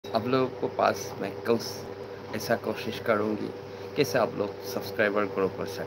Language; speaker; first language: Hindi; non-native, learner; Bangla